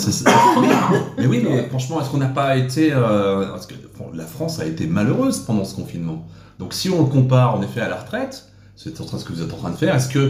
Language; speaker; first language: French; native; French